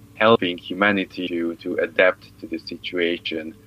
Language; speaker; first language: English; non-native, fluent; Hungarian